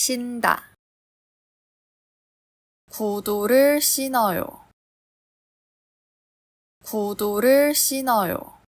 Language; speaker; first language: Korean; non-native, fluent; Chinese